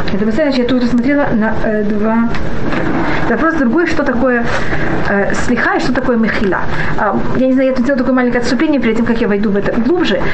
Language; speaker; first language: Russian; early bilingual, heritage; Russian